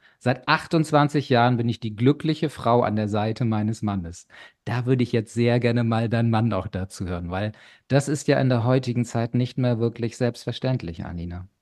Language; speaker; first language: German; native; German